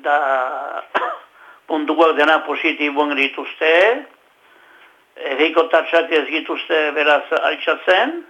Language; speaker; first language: Basque; native; Basque